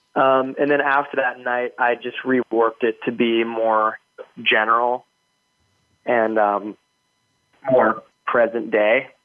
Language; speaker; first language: English; native; English